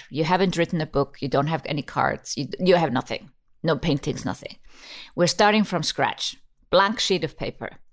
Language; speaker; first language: English; non-native, fluent; Icelandic